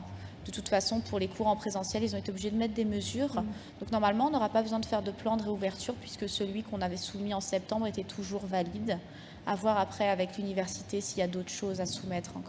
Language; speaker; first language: French; native; French